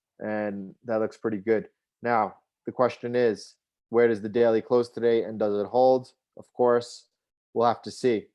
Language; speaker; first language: English; native; English